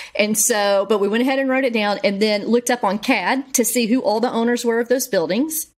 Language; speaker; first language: English; native; English